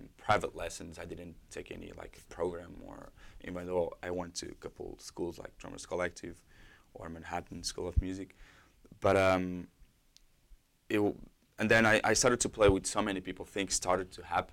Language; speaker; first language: English; non-native, fluent; Portuguese